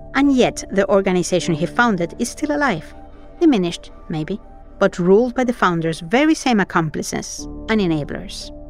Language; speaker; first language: English; non-native, fluent; Spanish